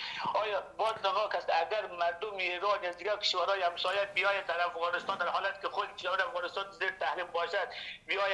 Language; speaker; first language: Persian; native; Persian